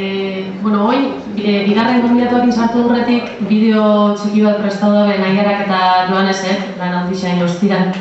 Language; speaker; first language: Basque; native; Basque